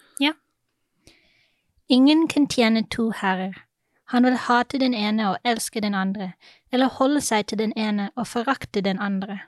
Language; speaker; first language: Norwegian; non-native, fluent; English